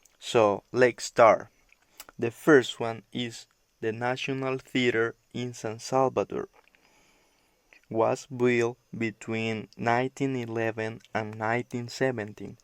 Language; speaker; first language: English; non-native, learner; Spanish